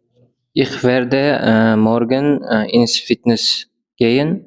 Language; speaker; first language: German; non-native, learner; Uzbek